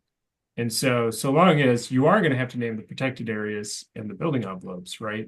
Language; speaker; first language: English; native; English